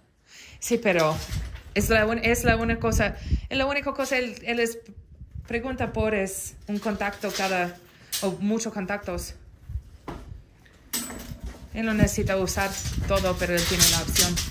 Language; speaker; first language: Spanish; non-native, learner; English